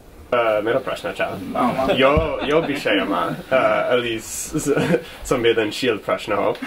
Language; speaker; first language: Nepali; non-native, fluent; English